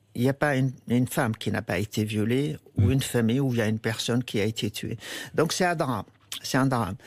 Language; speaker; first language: French; non-native, fluent; Arabic